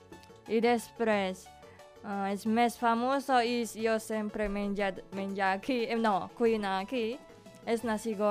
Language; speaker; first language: Catalan; non-native, learner; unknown